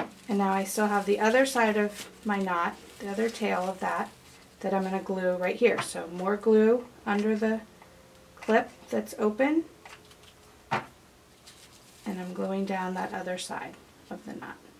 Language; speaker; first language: English; native; English